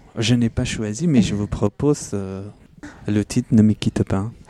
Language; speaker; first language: French; non-native, fluent; Persian